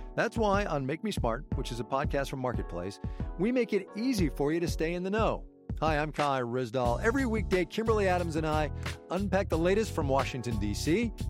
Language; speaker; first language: English; non-native, fluent; German